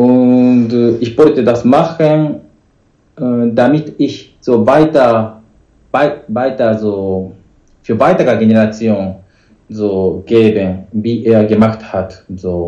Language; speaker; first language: German; non-native, learner; Japanese